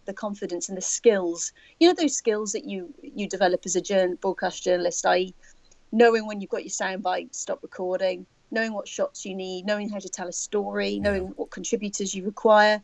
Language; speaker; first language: English; native; English